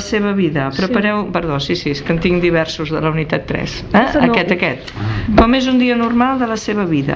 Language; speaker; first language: Catalan; native; Catalan